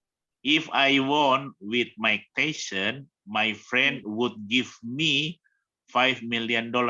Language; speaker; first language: English; non-native, learner; Indonesian